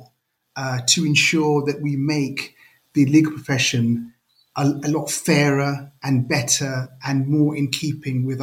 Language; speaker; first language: English; native; English